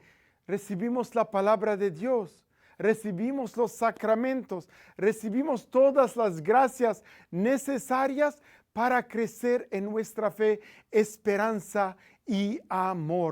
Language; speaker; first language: Spanish; non-native, fluent; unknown